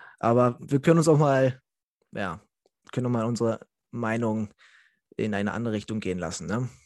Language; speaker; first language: German; native; German